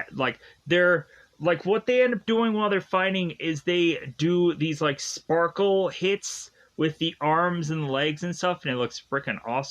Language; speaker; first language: English; native; English